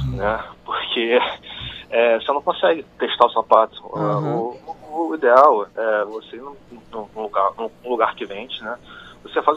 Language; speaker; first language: Portuguese; native; Portuguese